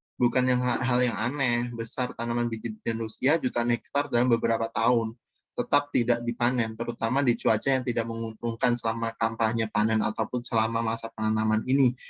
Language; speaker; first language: Indonesian; native; Indonesian